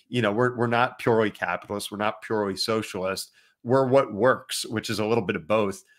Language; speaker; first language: English; native; English